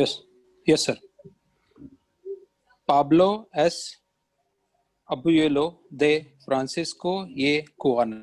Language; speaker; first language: Spanish; non-native, learner; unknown